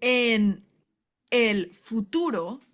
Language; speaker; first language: Spanish; non-native, learner; English